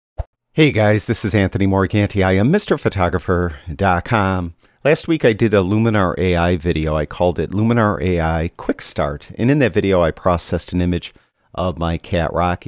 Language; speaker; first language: English; native; English